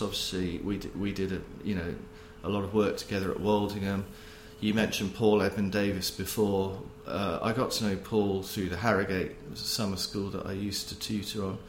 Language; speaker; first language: English; native; English